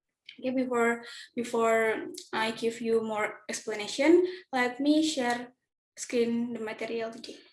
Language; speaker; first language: English; non-native, learner; Indonesian